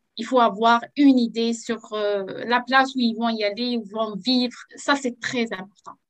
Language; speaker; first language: French; non-native, local second language; Arabic